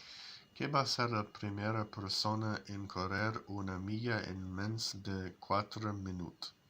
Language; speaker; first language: Catalan; non-native, learner; English